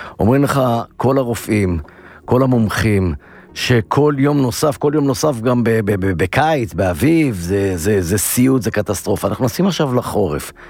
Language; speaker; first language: Hebrew; native; Hebrew